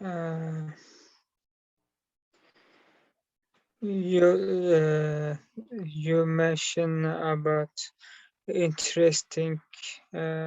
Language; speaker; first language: English; non-native, learner; Turkish